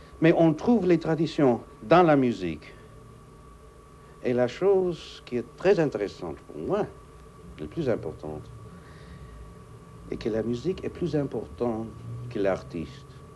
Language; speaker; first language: French; non-native, fluent; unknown